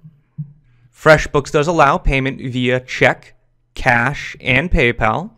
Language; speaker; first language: English; native; English